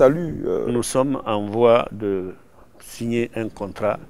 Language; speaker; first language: French; non-native, local second language; Susu